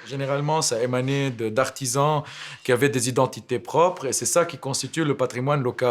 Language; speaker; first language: French; non-native, local second language; Arabic